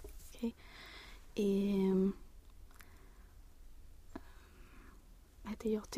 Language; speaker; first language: French; non-native, learner; Swedish